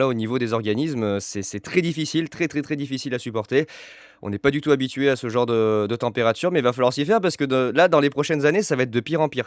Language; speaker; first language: French; native; French